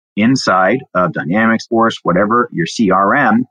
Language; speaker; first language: English; native; English